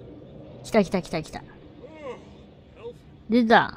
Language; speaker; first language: Japanese; native; Japanese